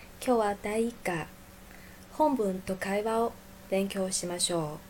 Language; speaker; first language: Japanese; non-native, fluent; Chinese